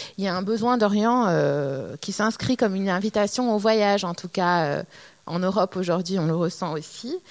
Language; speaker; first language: French; early bilingual, other home language; Arabic